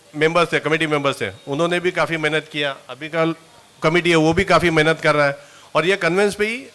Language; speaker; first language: Hindi; non-native, local second language; Marathi